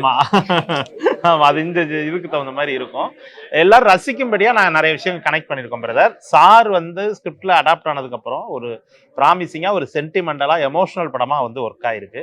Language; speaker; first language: Tamil; native; Tamil